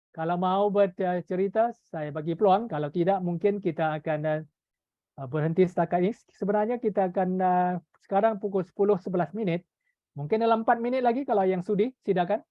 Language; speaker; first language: Malay; native; Malay